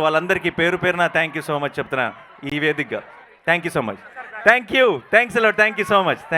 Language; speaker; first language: Telugu; native; Telugu